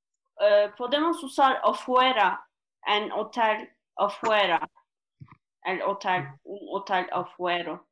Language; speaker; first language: Spanish; non-native, learner; Turkish